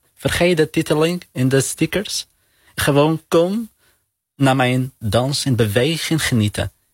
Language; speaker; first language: Dutch; non-native, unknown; Arabic